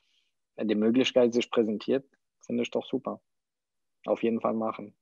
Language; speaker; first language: German; non-native, fluent; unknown